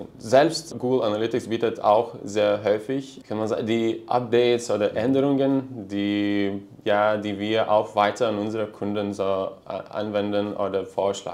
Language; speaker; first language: German; non-native, fluent; Lithuanian